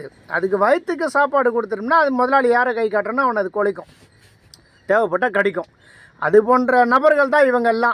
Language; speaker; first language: Tamil; native; Tamil